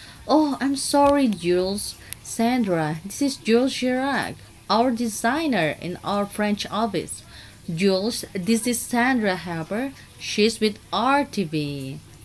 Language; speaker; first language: English; non-native, fluent; Indonesian